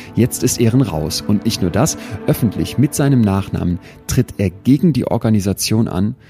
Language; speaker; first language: German; native; German